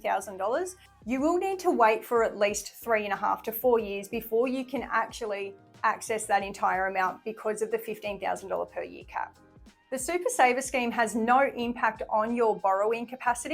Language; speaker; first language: English; native; English